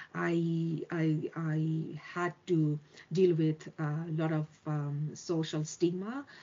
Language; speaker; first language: English; non-native, local second language; Bangla